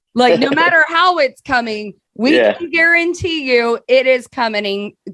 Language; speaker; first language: English; native; English